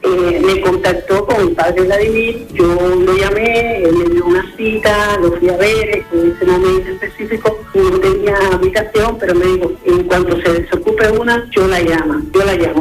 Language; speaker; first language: Spanish; native; Spanish